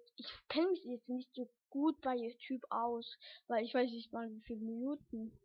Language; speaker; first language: German; early bilingual, other home language; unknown